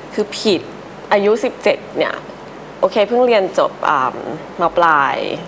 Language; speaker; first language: Thai; early bilingual, heritage; Thai